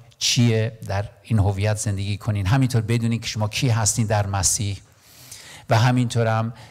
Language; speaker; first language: Persian; non-native, local second language; Armenian